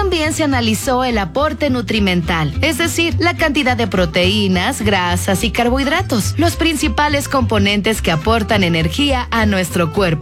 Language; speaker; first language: Spanish; native; Spanish